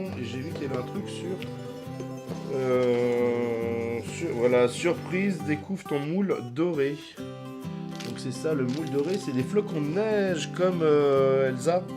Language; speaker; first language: French; native; French